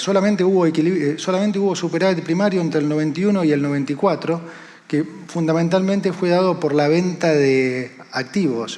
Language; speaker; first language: Spanish; native; Spanish